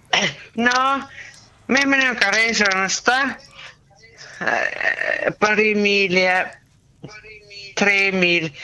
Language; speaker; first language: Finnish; non-native, local second language; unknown